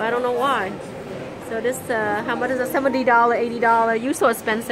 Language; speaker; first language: English; non-native, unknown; Vietnamese